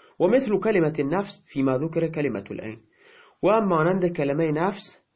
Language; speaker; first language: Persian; non-native, local second language; Baluchi